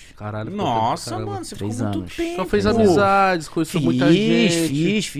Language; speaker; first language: Portuguese; native; Portuguese